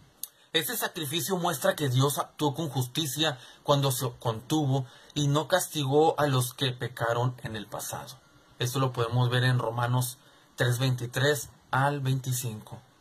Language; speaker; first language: Spanish; native; Spanish